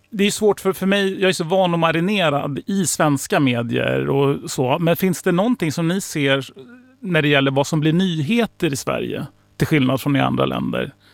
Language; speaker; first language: Swedish; native; Swedish